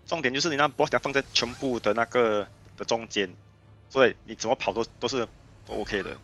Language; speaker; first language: Chinese; native; Chinese